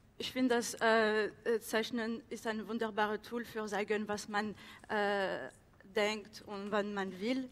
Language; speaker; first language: German; non-native, learner; French